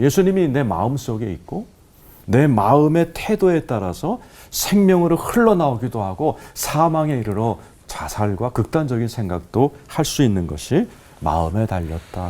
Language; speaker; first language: Korean; native; Korean